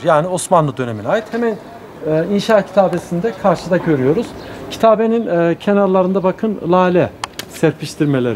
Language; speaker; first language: Turkish; native; Turkish